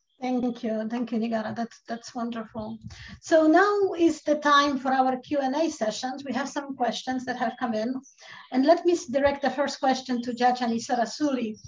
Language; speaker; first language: English; non-native, fluent; Polish